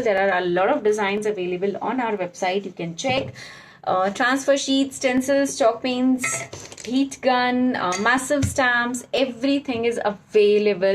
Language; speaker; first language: English; non-native, local second language; Hindi